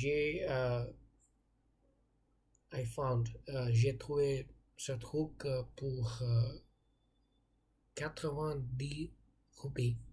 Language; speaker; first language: French; non-native, learner; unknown